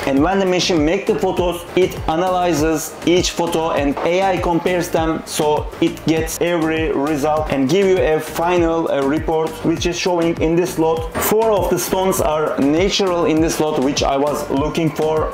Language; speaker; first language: English; non-native, fluent; Turkish